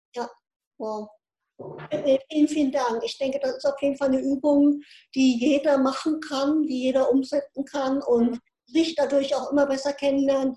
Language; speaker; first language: German; native; German